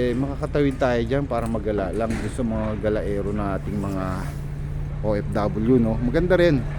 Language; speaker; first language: Filipino; native; Filipino